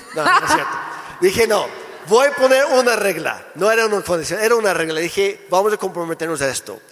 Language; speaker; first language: Spanish; non-native, fluent; English